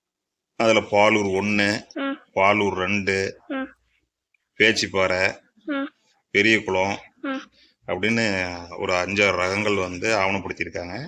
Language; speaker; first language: Tamil; native; Tamil